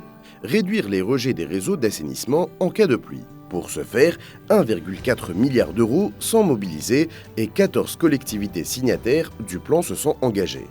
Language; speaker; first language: French; native; French